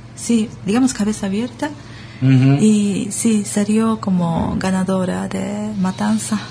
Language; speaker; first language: Spanish; non-native, learner; Japanese